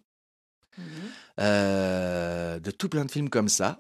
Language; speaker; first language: French; early bilingual, other home language; Portuguese